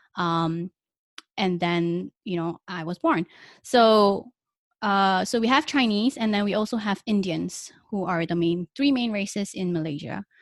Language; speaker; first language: English; non-native, local second language; Chinese